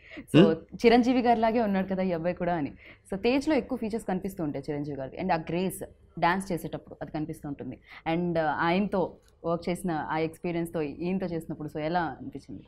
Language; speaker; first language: Telugu; native; Telugu